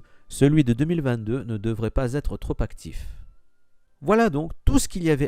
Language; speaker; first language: French; native; French